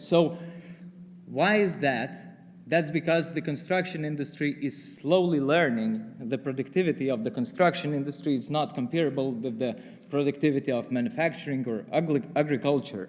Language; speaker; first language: English; non-native, fluent; Lithuanian